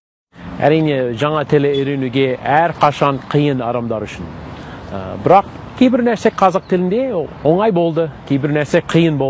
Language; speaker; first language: Kazakh; non-native, learner; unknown